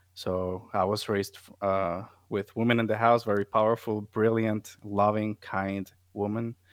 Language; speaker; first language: English; non-native, fluent; Spanish